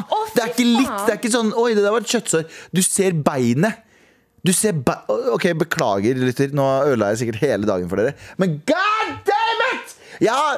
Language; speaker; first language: Norwegian; early bilingual, other home language; Kurdish